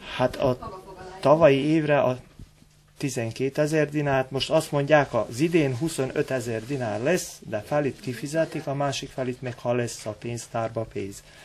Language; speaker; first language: Hungarian; native; Hungarian